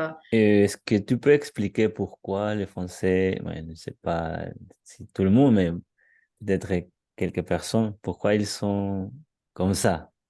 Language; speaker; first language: French; non-native, learner; Spanish